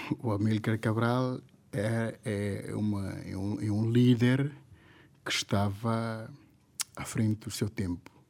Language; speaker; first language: Portuguese; non-native, local second language; Upper Guinea Crioulo